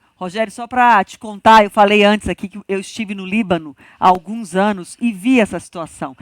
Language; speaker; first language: Portuguese; native; Portuguese